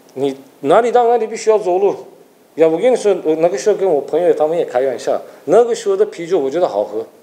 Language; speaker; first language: Chinese; non-native, fluent; Turkish